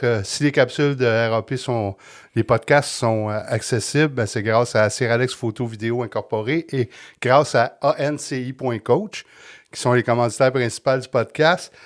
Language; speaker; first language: French; native; French